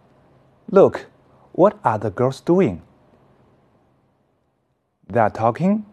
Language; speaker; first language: English; non-native, fluent; Chinese